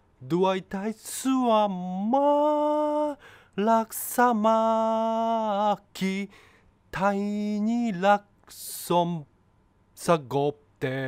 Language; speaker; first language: Thai; non-native, fluent; Japanese